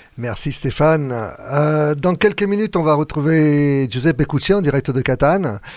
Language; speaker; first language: French; native; French